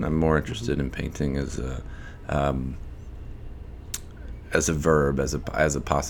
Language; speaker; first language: English; native; English